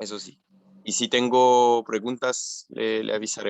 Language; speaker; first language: Spanish; non-native, fluent; French